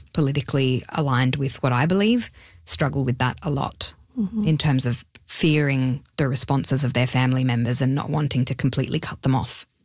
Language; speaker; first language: English; non-native, local second language; Hebrew